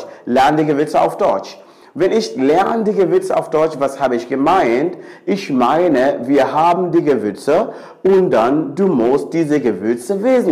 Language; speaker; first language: German; non-native, fluent; Swahili